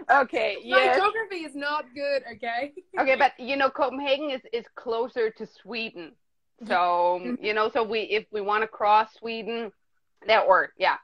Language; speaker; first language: English; non-native, fluent; Danish